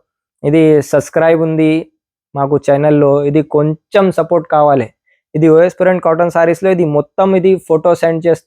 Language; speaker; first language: Telugu; non-native, local second language; Urdu